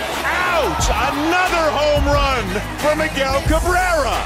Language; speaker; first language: English; native; English